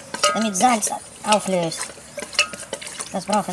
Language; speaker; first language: German; non-native, learner; Russian